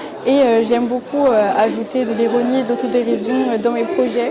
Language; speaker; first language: French; native; French